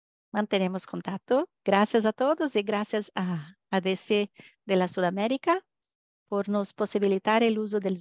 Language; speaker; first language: Spanish; non-native, fluent; Portuguese